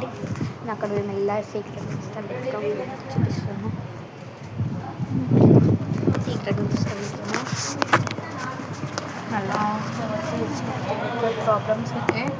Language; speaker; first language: Telugu; native; Telugu